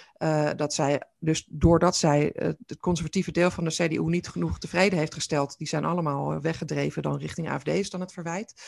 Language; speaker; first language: Dutch; native; Dutch